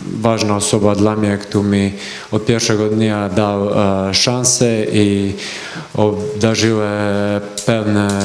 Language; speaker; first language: Polish; non-native, learner; Croatian